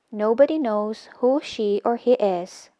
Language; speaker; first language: English; non-native, local second language; Filipino